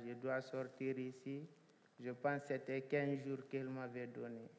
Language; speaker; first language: French; non-native, local second language; Fula